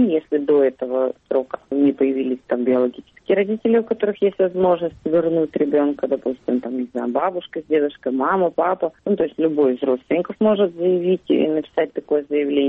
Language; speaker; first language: Russian; native; Russian